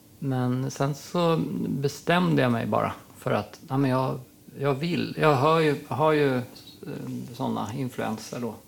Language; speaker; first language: Swedish; native; Swedish